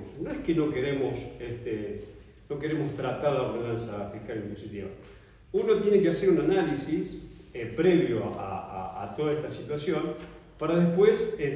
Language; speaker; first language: Spanish; native; Spanish